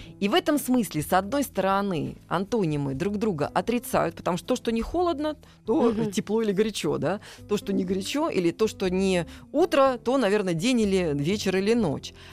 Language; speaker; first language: Russian; native; Russian